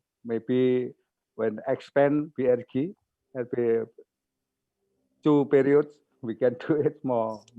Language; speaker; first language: English; non-native, learner; Indonesian